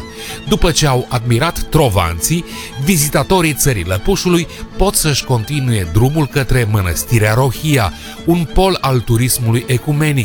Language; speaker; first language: Romanian; native; Romanian